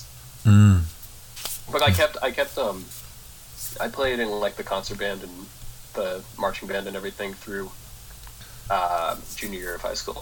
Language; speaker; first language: English; native; English